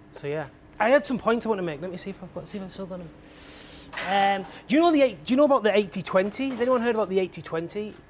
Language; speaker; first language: English; native; English